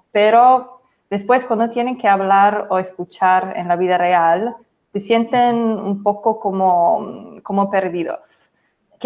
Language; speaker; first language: Spanish; non-native, fluent; English